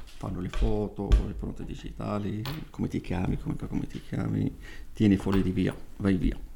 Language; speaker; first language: Italian; non-native, fluent; Arabic